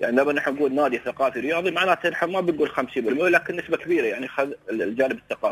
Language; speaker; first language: Arabic; native; Arabic